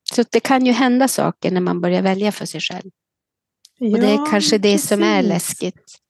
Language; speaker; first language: Swedish; native; Swedish